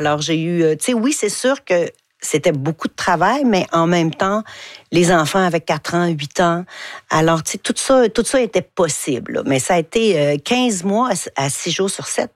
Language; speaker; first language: French; native; French